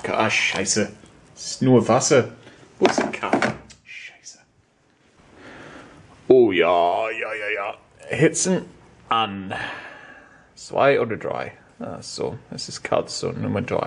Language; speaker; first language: German; non-native, learner; English